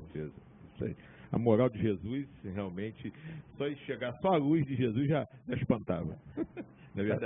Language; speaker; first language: Portuguese; native; Portuguese